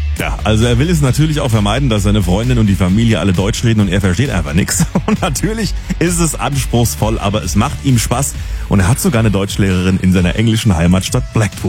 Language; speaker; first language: German; native; German